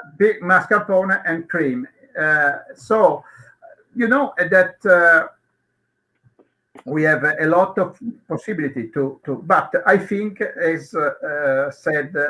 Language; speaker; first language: English; non-native, learner; Italian